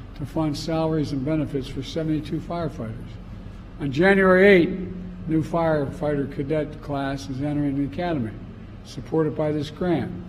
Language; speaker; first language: English; native; English